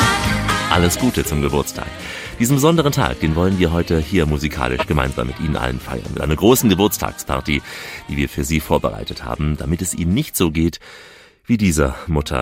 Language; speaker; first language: German; native; German